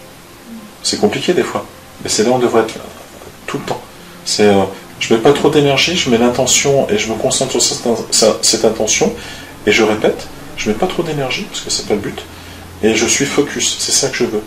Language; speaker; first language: French; native; French